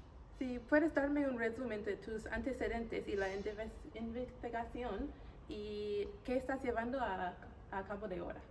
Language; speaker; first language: Spanish; non-native, learner; English